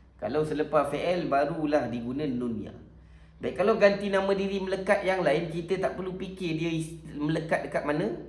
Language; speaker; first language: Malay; native; Malay